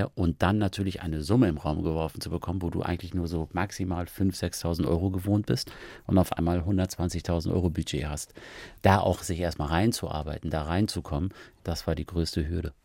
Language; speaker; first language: German; early bilingual, other home language; Persian